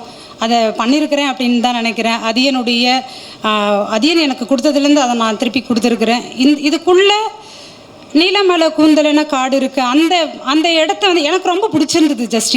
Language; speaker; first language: Tamil; native; Tamil